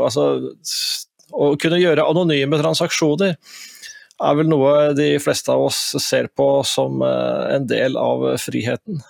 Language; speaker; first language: Norwegian; native; Norwegian